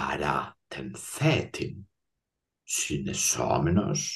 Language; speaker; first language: Greek; non-native, fluent; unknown